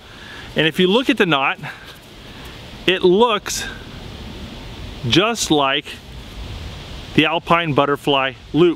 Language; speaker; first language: English; native; English